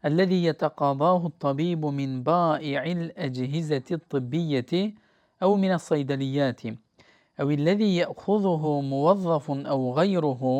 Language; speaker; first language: Arabic; non-native, fluent; Turkish